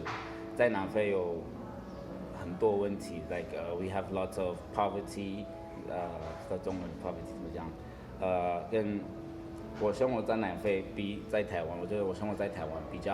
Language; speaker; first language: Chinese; non-native, learner; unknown